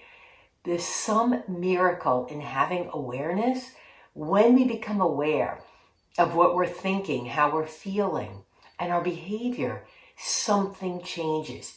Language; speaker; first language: English; native; English